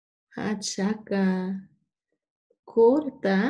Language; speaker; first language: Spanish; non-native, fluent; English